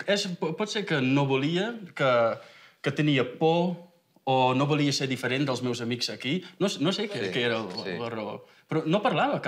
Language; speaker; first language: Catalan; non-native, fluent; Dutch